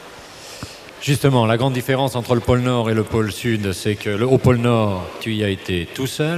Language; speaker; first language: French; native; French